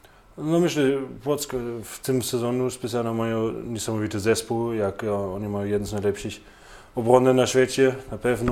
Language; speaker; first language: Polish; non-native, learner; German